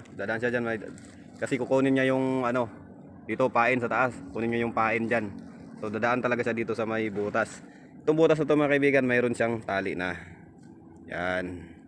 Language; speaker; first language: Filipino; non-native, local second language; Cebuano